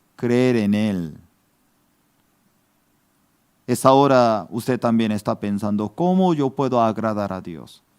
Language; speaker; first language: Spanish; non-native, fluent; Korean